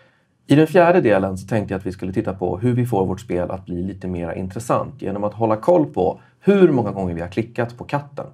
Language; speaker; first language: Swedish; native; Swedish